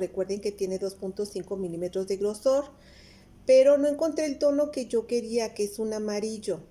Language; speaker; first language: Spanish; native; Spanish